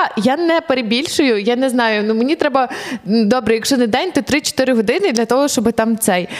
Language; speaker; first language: Ukrainian; native; Ukrainian